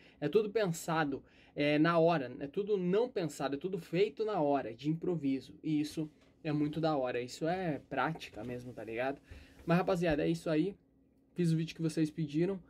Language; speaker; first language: Portuguese; native; Portuguese